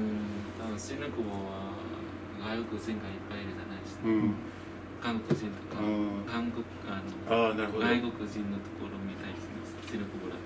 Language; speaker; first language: Japanese; non-native, learner; Vietnamese